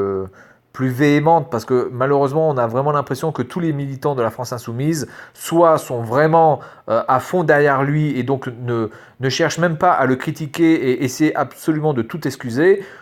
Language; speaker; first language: French; native; French